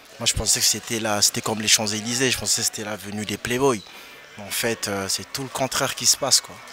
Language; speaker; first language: French; early bilingual, other home language; Lingala